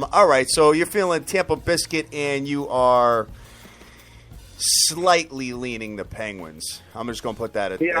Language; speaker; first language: English; native; English